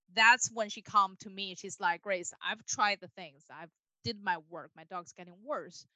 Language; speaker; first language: English; non-native, fluent; Chinese